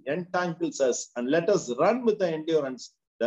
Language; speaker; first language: English; non-native, local second language; Tamil